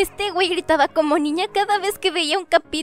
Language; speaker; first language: Spanish; native; Spanish